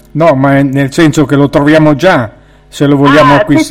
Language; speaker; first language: Italian; native; Italian